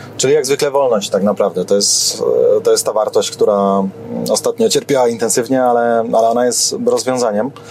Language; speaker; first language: Polish; native; Polish